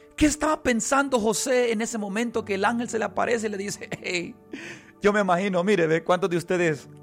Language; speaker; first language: Spanish; early bilingual, heritage; Spanish